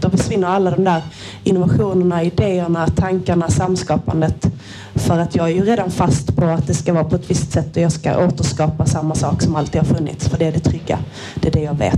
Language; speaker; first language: Swedish; native; Swedish